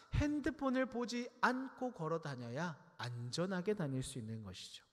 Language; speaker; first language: Korean; native; Korean